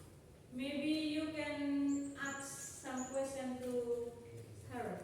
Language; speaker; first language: English; non-native, local second language; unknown